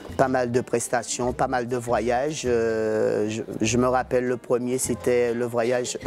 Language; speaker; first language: French; native; French